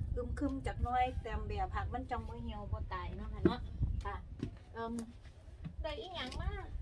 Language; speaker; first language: Thai; native; Thai